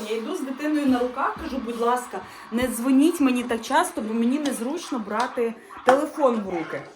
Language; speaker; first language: Ukrainian; non-native, local second language; Russian